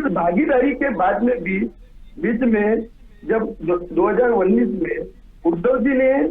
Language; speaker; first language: Hindi; non-native, local second language; Marathi